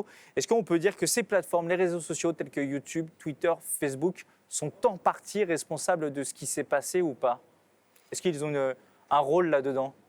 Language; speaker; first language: French; native; French